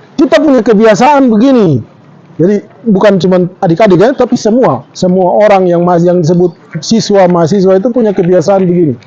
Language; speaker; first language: Indonesian; native; Indonesian